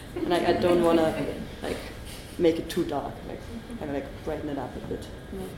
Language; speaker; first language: English; non-native, fluent; German